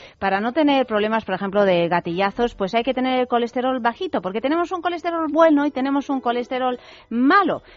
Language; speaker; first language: Spanish; native; Spanish